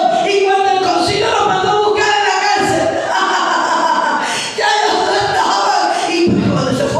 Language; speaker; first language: Spanish; native; Spanish